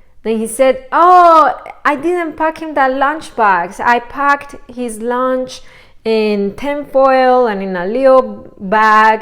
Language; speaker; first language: English; non-native, fluent; Spanish